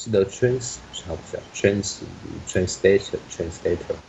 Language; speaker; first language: English; non-native, learner; Chinese